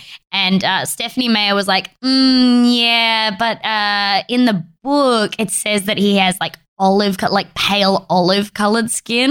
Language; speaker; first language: English; native; English